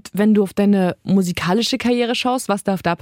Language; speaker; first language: German; native; German